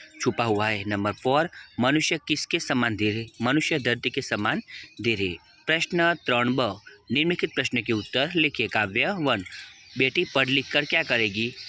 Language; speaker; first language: Hindi; non-native, local second language; Gujarati